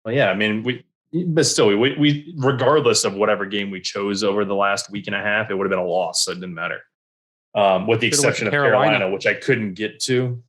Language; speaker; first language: English; native; English